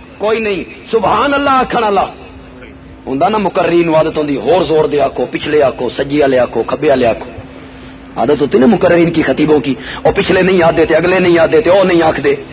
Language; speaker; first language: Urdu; non-native, local second language; Punjabi